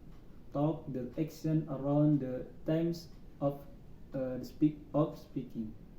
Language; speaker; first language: English; non-native, learner; Sundanese